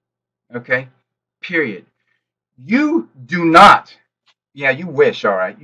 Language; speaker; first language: English; native; English